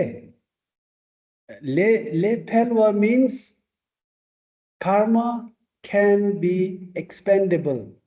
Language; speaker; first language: English; non-native, fluent; Tibetan